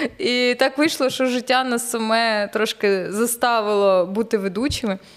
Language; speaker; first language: Ukrainian; non-native, local second language; Russian